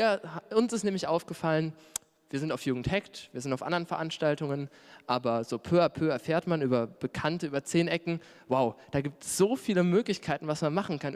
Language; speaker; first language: German; native; German